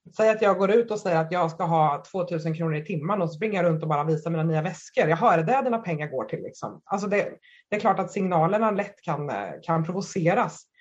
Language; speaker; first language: Swedish; native; Swedish